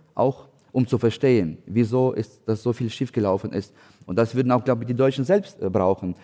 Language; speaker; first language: German; non-native, fluent; Ukrainian